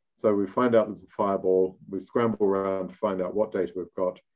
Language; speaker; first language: English; native; English